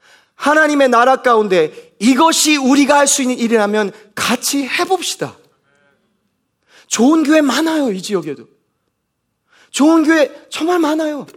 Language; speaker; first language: Korean; native; Korean